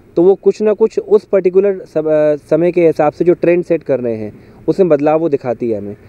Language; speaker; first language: Hindi; native; Hindi